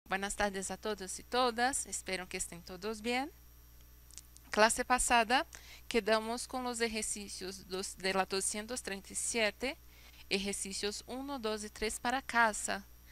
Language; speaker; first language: Spanish; non-native, fluent; Portuguese